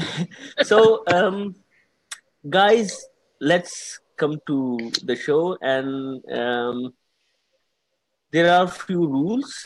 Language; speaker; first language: English; non-native, fluent; Urdu